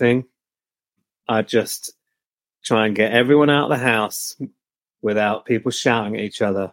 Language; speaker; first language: English; native; English